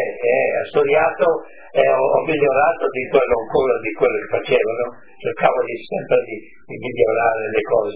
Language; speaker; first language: Italian; non-native, local second language; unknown